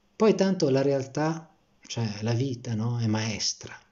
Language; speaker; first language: Italian; native; Italian